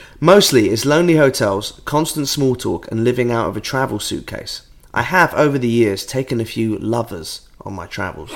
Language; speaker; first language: English; native; English